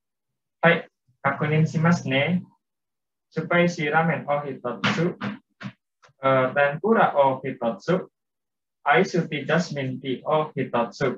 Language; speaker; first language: Japanese; non-native, learner; Indonesian